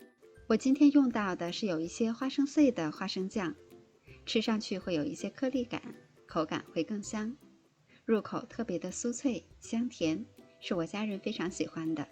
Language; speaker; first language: Chinese; native; Chinese